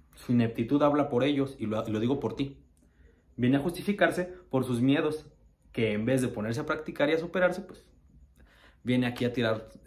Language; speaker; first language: Spanish; native; Spanish